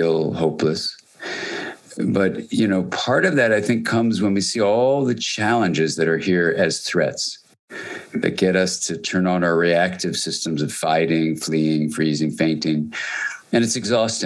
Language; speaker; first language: English; native; English